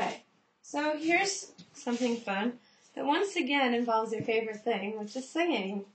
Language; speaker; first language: English; native; English